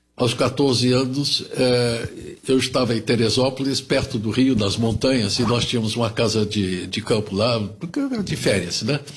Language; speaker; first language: Portuguese; early bilingual, other home language; German